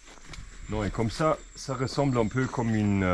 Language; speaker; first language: French; non-native, fluent; German